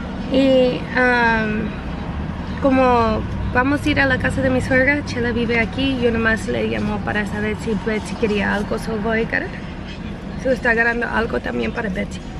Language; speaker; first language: Spanish; early bilingual, other home language; English